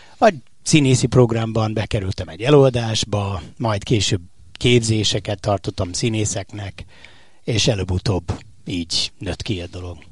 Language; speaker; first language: Hungarian; non-native, fluent; English